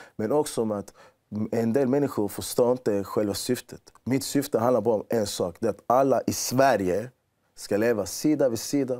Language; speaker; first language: Swedish; early bilingual, other home language; Persian